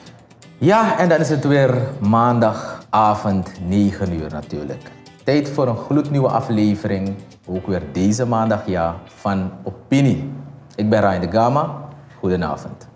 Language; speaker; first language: Dutch; native; Dutch